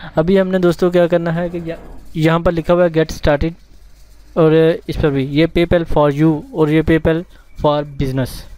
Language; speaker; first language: Urdu; non-native, local second language; Punjabi